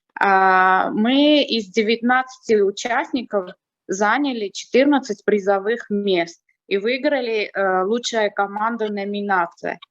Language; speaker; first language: Russian; non-native, fluent; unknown